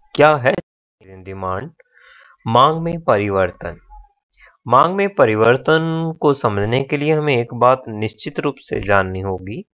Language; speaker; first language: Hindi; native; Hindi